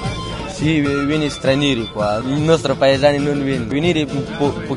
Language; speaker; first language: Italian; non-native, learner; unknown